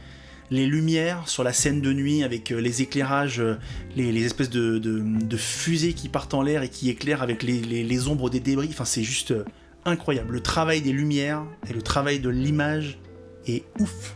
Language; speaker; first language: French; native; French